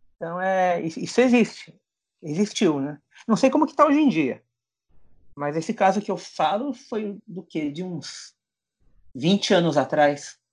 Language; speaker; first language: Portuguese; native; Portuguese